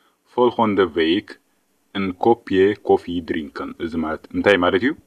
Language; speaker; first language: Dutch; non-native, fluent; Tigrinya